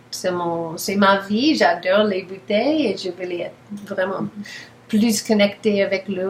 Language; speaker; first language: French; non-native, learner; English